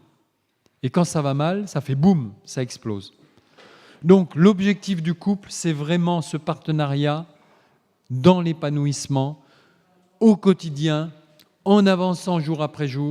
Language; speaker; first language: French; native; French